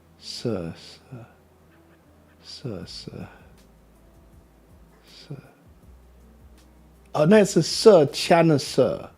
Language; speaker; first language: Chinese; non-native, learner; English